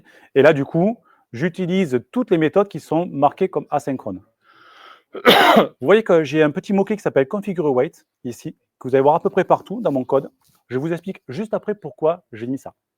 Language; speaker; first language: French; native; French